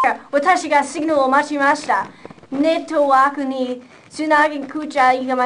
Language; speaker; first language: Japanese; non-native, learner; English